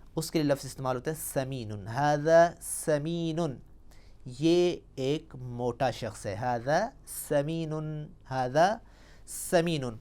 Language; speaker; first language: Urdu; non-native, local second language; Punjabi